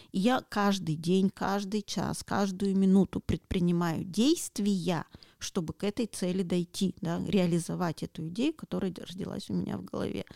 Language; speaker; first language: Russian; native; Russian